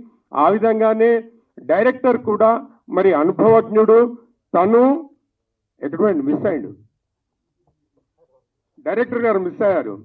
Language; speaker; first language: Telugu; native; Telugu